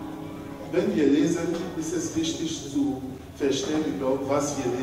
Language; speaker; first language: German; non-native, learner; French